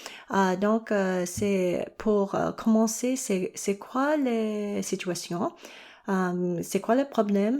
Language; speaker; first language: French; non-native, local second language; English